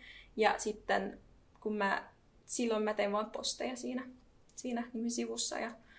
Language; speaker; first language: Finnish; non-native, fluent; Arabic